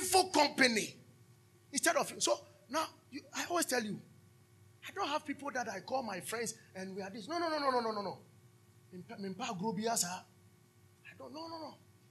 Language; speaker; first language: English; non-native, local second language; Akan